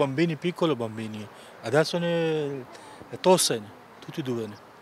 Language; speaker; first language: Italian; non-native, learner; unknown